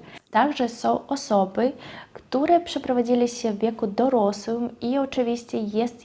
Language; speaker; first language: Polish; non-native, fluent; Russian